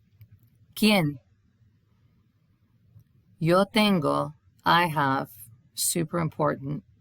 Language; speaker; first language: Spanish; non-native, fluent; English